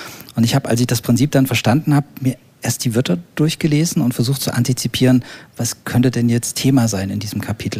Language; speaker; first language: German; native; German